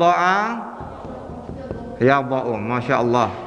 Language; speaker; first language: Arabic; non-native, fluent; Indonesian